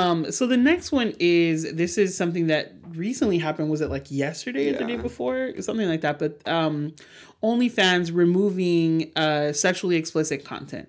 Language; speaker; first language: English; early bilingual, other home language; Spanish